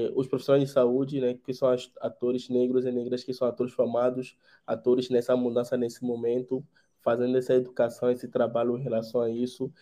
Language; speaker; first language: Portuguese; non-native, fluent; Ewe